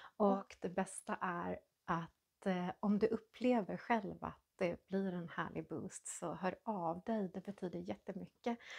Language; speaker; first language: Swedish; native; Swedish